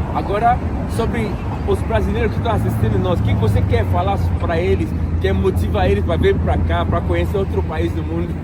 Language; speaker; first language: Portuguese; non-native, fluent; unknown